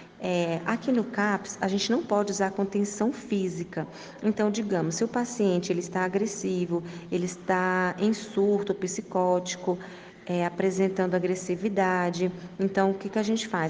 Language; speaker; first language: Portuguese; native; Portuguese